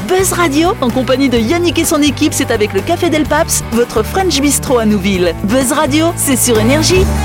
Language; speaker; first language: French; native; French